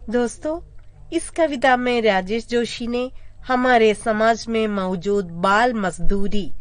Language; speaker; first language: Hindi; non-native, local second language; Malayalam